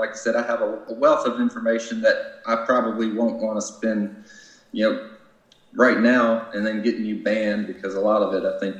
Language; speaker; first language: English; native; English